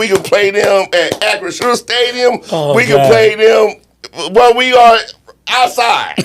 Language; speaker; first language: English; native; English